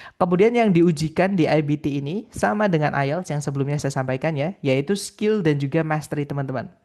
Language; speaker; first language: Indonesian; non-native, local second language; Javanese